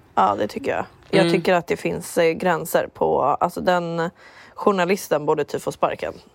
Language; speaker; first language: Swedish; native; Swedish